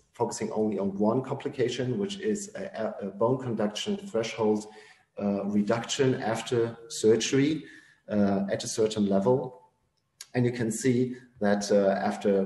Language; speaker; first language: English; non-native, fluent; German